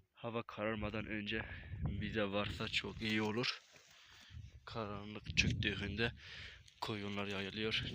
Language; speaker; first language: Turkish; non-native, local second language; Kurdish